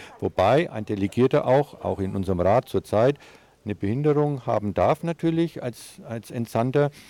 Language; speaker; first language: German; native; German